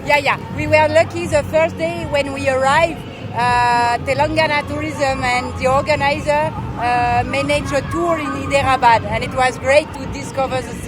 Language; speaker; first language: English; non-native, learner; French